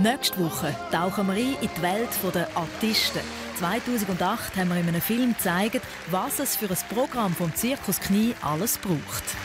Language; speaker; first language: German; native; German